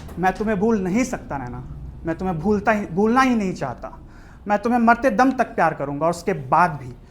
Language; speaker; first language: Hindi; native; Hindi